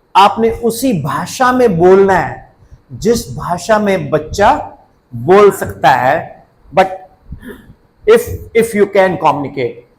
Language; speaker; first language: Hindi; non-native, local second language; Punjabi